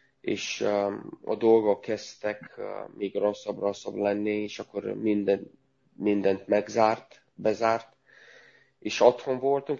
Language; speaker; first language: Hungarian; non-native, learner; Romanian